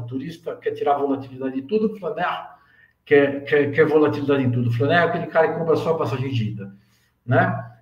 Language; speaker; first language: Portuguese; native; Portuguese